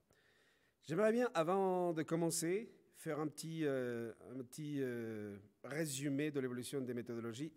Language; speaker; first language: French; non-native, fluent; Spanish